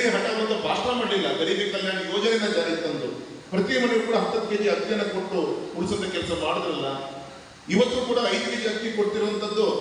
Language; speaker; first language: Kannada; native; Kannada